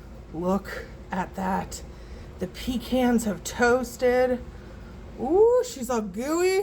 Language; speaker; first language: English; native; English